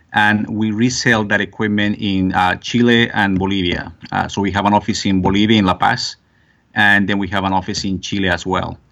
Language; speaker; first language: English; non-native, fluent; Spanish